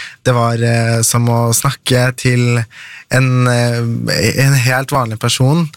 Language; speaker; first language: Norwegian; early bilingual, other home language; Persian